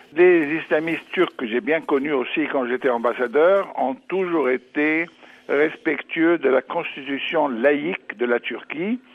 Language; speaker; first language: French; non-native, fluent; English